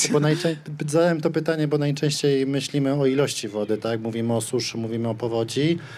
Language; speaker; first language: Polish; native; Polish